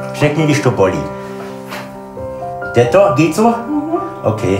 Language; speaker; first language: Czech; early bilingual, other home language; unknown